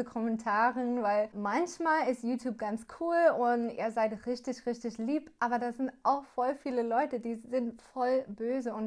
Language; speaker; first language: German; non-native, learner; English